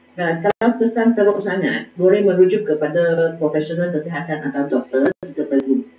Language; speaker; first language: Malay; non-native, local second language; Chinese